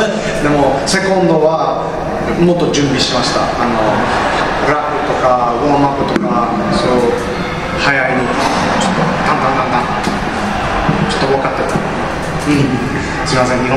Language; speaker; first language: Japanese; non-native, learner; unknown